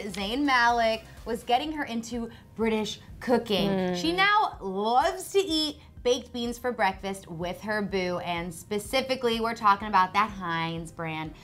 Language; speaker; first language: English; native; English